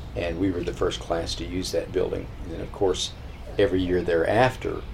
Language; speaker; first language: English; native; English